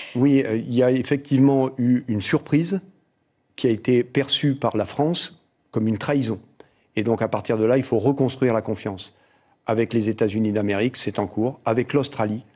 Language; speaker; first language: French; native; French